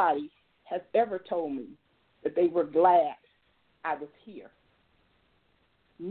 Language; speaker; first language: English; native; English